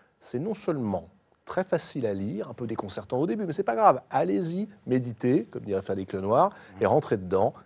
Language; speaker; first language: French; native; French